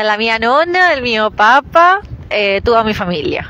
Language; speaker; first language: Italian; non-native, learner; Spanish